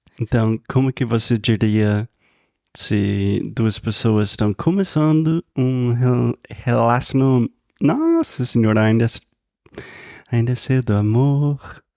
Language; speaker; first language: Portuguese; non-native, fluent; English